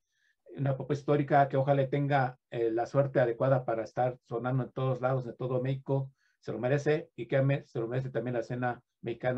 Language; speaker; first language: Spanish; native; Spanish